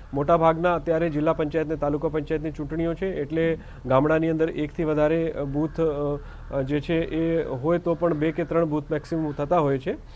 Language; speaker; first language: Gujarati; non-native, local second language; Hindi